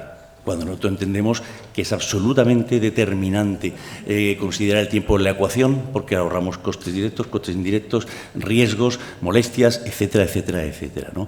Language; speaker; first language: Spanish; native; Spanish